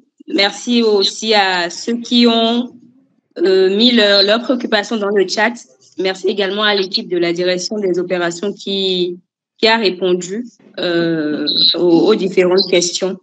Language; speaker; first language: French; native; French